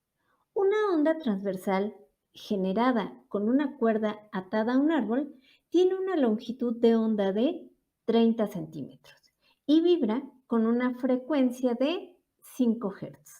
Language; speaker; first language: Spanish; native; Spanish